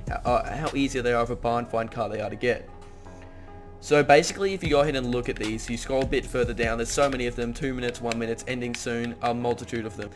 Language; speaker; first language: English; native; English